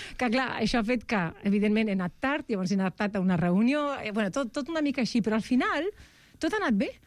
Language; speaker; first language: Catalan; non-native, local second language; Spanish